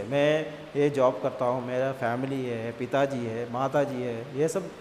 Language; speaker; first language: Hindi; non-native, local second language; Malayalam